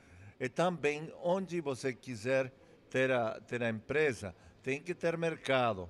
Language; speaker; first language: Portuguese; non-native, fluent; English